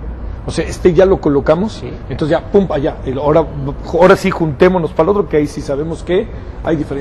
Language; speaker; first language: Spanish; native; Spanish